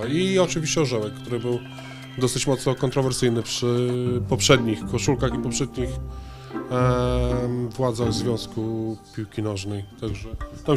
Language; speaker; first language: Polish; native; Polish